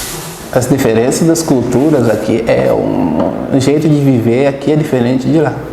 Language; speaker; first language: Portuguese; non-native, fluent; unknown